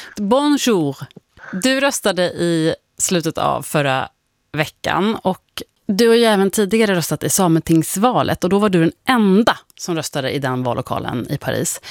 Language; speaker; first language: Swedish; native; Swedish